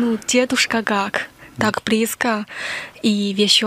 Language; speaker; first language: Russian; non-native, learner; Chinese